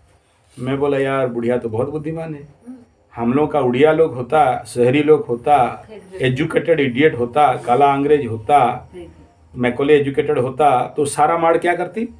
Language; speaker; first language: Hindi; non-native, local second language; Odia